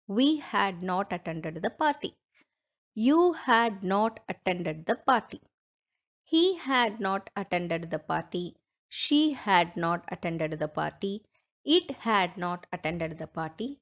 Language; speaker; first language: English; non-native, local second language; Tamil